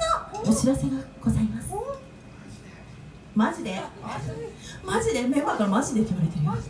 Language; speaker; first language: Japanese; native; Japanese